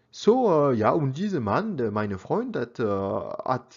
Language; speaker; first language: German; non-native, learner; French